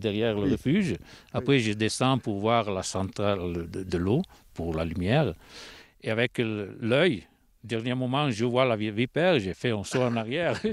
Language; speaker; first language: French; non-native, local second language; Italian